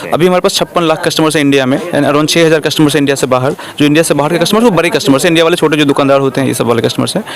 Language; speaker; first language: Hindi; non-native, local second language; Maithili